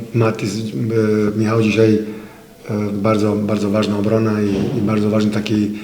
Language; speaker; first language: Polish; non-native, fluent; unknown